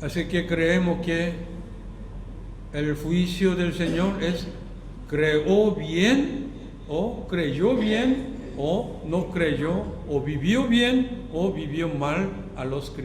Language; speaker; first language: Spanish; non-native, fluent; Korean